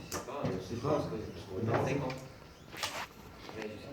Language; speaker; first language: French; non-native, fluent; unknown